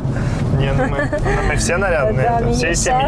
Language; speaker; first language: Russian; native; Russian